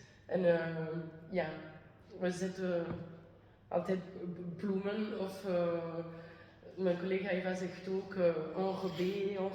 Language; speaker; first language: Dutch; non-native, local second language; French